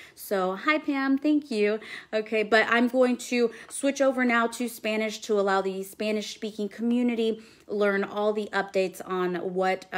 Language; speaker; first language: English; early bilingual, other home language; Spanish